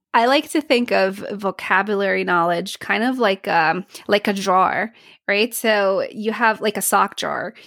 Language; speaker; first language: English; non-native, fluent; Polish